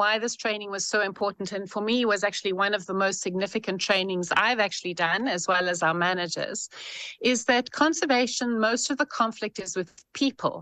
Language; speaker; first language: English; native; English